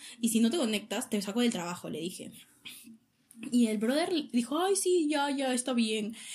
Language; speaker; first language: Spanish; native; Spanish